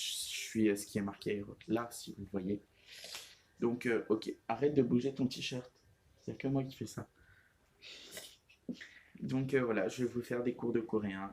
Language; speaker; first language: French; native; French